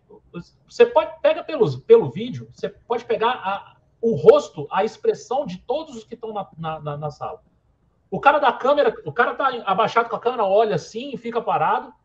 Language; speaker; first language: Portuguese; native; Portuguese